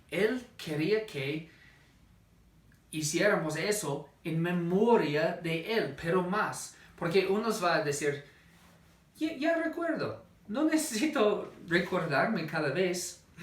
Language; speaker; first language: Spanish; non-native, fluent; English